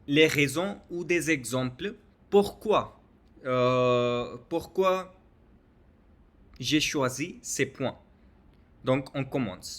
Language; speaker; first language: French; non-native, learner; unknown